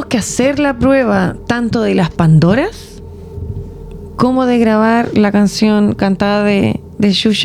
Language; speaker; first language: Spanish; native; Spanish